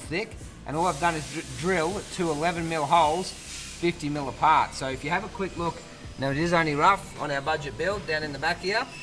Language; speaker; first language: English; native; English